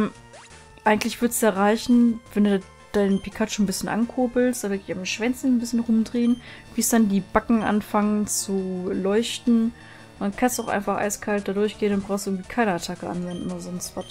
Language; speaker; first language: German; native; German